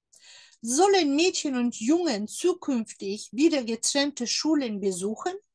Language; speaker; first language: German; non-native, fluent; Turkish